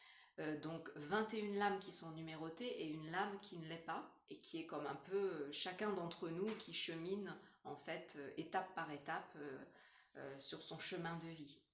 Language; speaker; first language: French; native; French